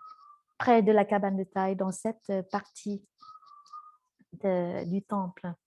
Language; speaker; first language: French; non-native, fluent; Vietnamese